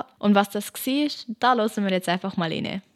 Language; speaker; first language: German; native; German